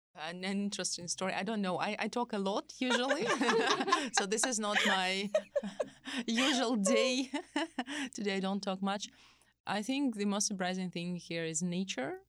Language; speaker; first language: English; non-native, fluent; Russian